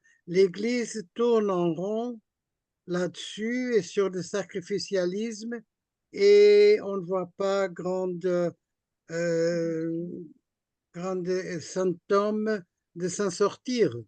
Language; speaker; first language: French; non-native, fluent; Portuguese